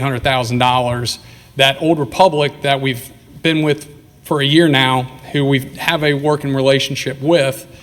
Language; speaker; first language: English; native; English